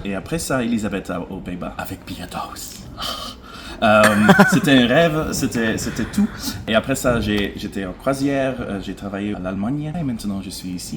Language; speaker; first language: French; non-native, local second language; Dutch